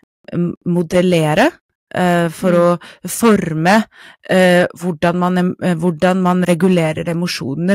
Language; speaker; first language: Norwegian; non-native, fluent; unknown